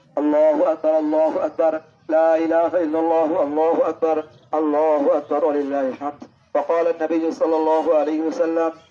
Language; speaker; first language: Arabic; non-native, fluent; Bangla